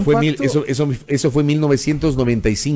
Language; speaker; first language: Spanish; native; Spanish